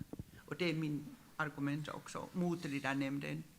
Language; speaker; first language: Swedish; non-native, local second language; Finnish